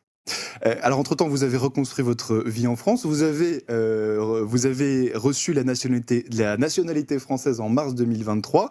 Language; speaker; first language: French; native; French